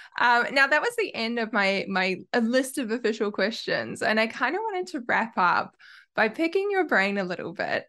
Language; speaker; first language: English; native; English